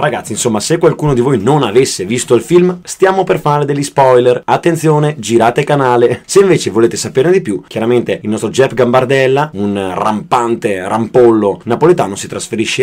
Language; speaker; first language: Italian; native; Italian